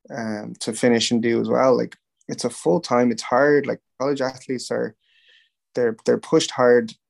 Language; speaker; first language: English; native; English